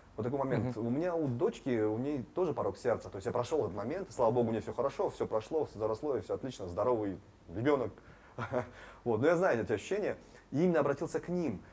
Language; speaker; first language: Russian; non-native, local second language; Tajik